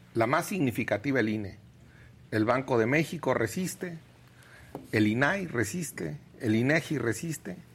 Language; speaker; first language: Spanish; native; Spanish